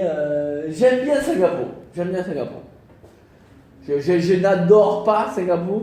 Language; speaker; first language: French; non-native, fluent; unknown